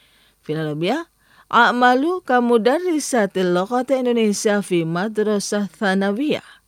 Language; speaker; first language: Arabic; non-native, fluent; Indonesian